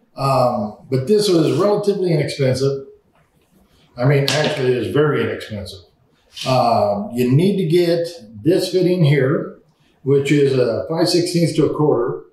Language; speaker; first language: English; native; English